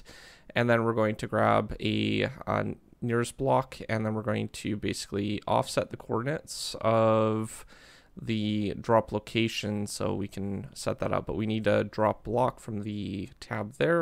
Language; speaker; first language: English; native; English